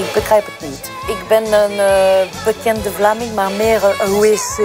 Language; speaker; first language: Dutch; non-native, local second language; French